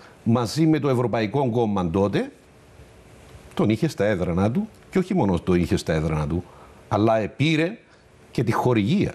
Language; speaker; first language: Greek; native; Greek